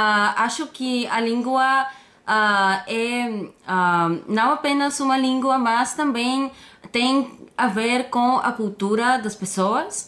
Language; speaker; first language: Portuguese; non-native, fluent; Bulgarian